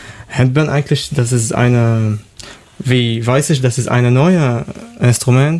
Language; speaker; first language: German; non-native, learner; Arabic